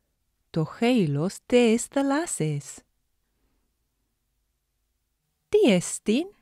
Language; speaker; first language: Greek; non-native, fluent; English